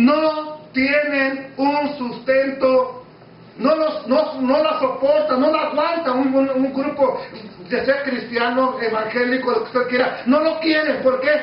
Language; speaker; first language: Spanish; native; Spanish